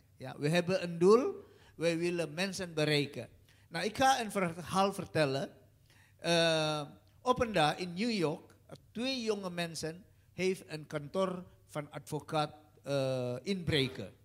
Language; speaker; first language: Dutch; non-native, learner; Indonesian